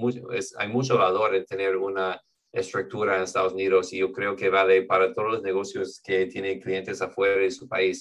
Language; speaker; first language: Spanish; non-native, fluent; English